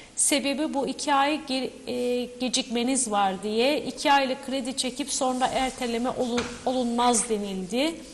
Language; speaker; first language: Turkish; native; Turkish